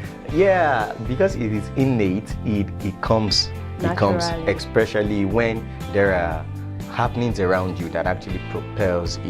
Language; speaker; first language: English; non-native, local second language; Yoruba